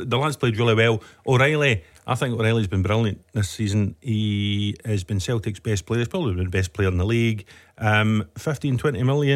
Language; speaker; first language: English; native; English